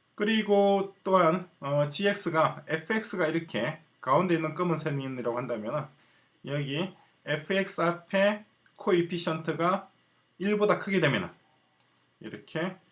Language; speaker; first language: Korean; native; Korean